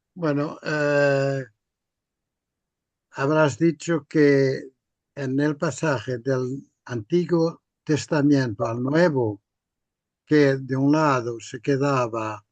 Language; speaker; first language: Spanish; non-native, fluent; Portuguese